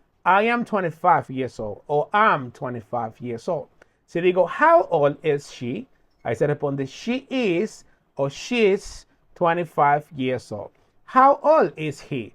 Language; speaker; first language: English; non-native, fluent; Spanish